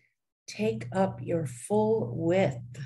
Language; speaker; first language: English; native; English